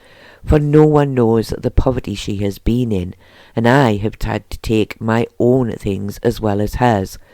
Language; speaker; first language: English; native; English